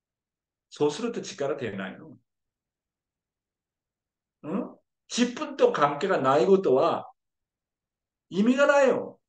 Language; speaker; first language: Japanese; non-native, fluent; Korean